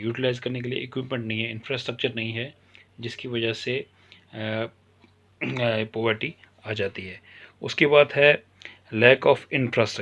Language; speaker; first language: Hindi; non-native, local second language; Kashmiri